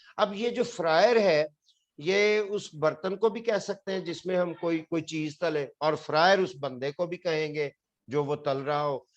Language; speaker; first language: Urdu; non-native, local second language; Punjabi